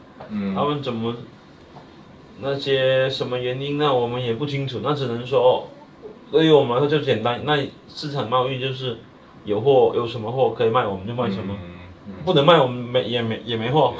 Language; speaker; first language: Chinese; native; Chinese